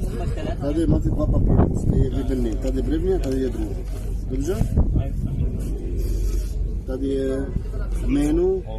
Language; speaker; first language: Czech; non-native, fluent; Arabic